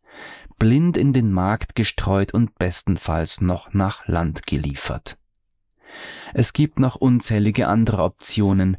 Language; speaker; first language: German; native; German